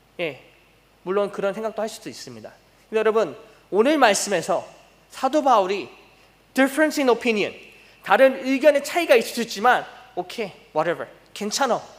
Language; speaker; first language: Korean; early bilingual, heritage; Korean